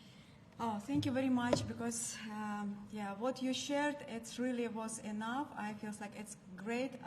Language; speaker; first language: English; non-native, learner; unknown